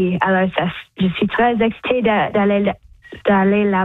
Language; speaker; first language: French; non-native, local second language; English